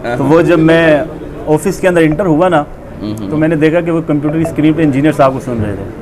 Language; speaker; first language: Urdu; non-native, local second language; Punjabi